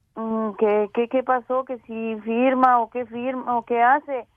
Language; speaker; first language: Spanish; native; Spanish